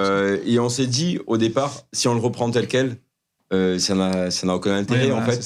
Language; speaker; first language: French; native; French